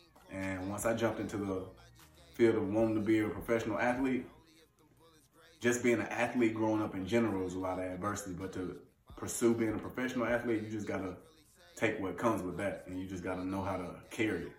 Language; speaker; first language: English; native; English